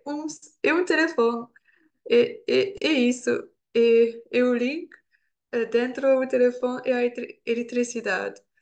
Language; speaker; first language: Portuguese; non-native, learner; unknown